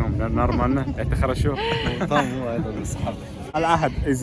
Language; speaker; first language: Russian; non-native, learner; Arabic